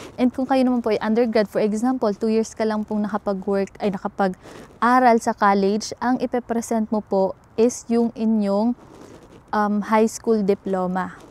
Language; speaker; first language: Filipino; native; Filipino